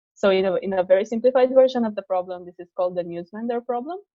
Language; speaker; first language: English; non-native, fluent; Romanian